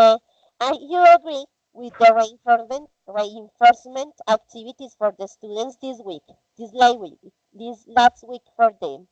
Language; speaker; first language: English; non-native, learner; Spanish